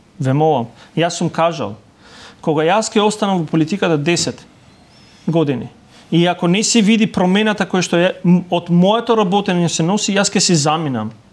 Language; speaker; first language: Macedonian; non-native, local second language; Albanian